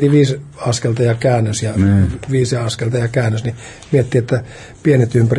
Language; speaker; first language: Finnish; native; Finnish